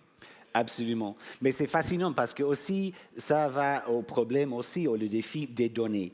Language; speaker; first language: French; non-native, fluent; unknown